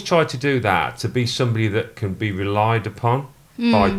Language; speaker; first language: English; native; English